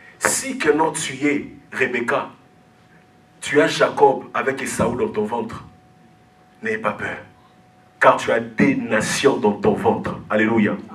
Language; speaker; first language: French; non-native, local second language; Lingala